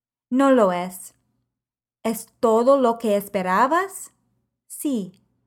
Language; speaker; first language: Spanish; non-native, fluent; English